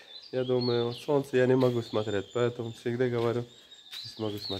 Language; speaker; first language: Russian; non-native, learner; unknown